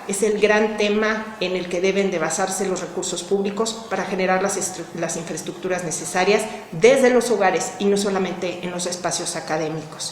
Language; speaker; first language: Spanish; native; Spanish